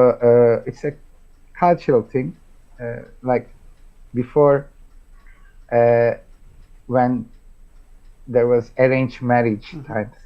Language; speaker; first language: English; non-native, fluent; Turkish